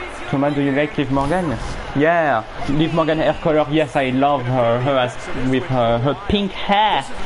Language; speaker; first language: English; non-native, fluent; French